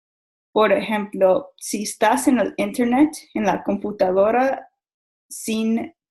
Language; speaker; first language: Spanish; non-native, learner; English